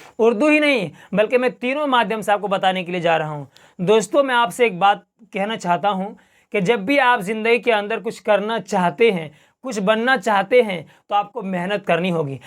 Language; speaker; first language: Hindi; native; Hindi